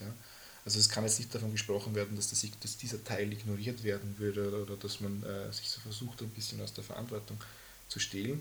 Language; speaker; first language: German; native; German